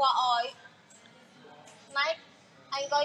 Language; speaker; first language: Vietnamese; non-native, learner; Indonesian